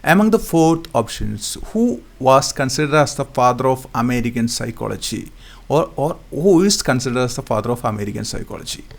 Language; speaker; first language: English; non-native, local second language; Malayalam